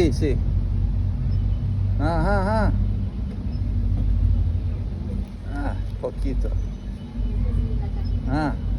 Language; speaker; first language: Spanish; non-native, learner; Azerbaijani